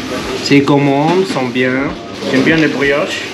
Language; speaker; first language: French; non-native, learner; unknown